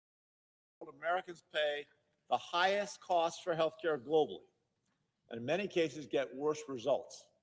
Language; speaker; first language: English; native; English